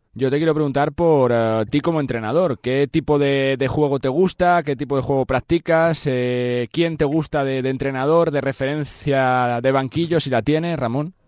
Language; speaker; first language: Spanish; native; Spanish